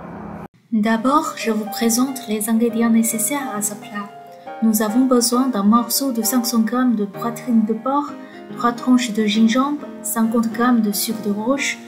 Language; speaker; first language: French; non-native, fluent; Chinese